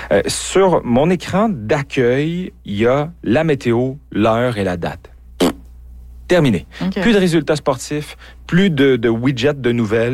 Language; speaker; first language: French; native; French